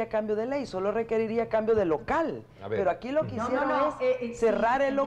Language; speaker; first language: Spanish; native; Spanish